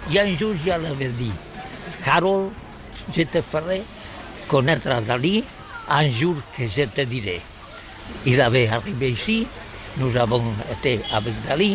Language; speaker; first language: French; non-native, learner; Catalan